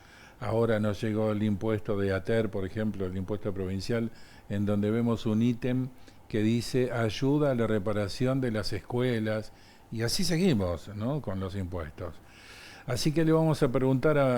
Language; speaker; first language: Spanish; native; Spanish